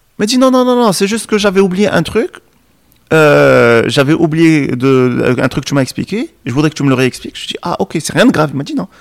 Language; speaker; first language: French; non-native, local second language; Arabic